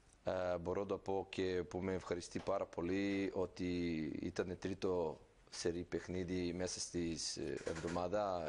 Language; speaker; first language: Greek; non-native, fluent; Serbian